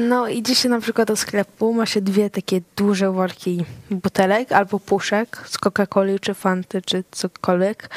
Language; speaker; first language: Polish; early bilingual, heritage; Swedish